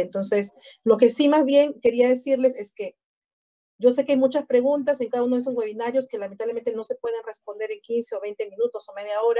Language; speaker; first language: Spanish; native; Spanish